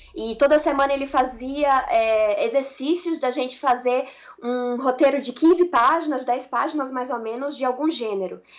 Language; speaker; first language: Portuguese; native; Portuguese